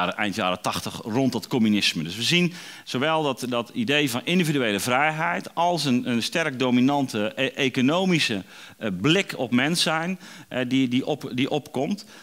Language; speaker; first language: Dutch; native; Dutch